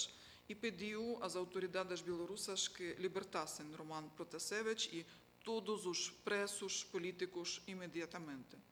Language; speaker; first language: Portuguese; non-native, fluent; Ukrainian